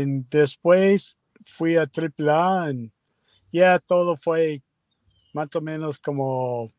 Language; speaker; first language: Spanish; non-native, learner; English